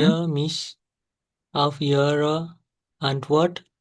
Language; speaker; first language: German; non-native, learner; Nepali